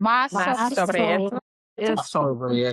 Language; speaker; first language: Spanish; non-native, learner; English